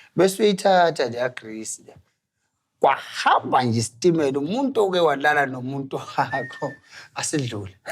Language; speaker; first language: Zulu; native; Zulu